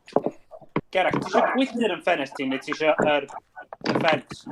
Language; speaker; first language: Welsh; native; Welsh